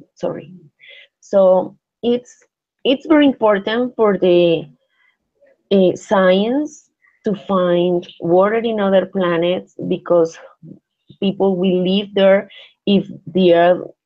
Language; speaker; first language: English; non-native, learner; Spanish